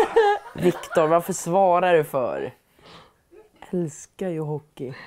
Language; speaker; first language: Swedish; native; Swedish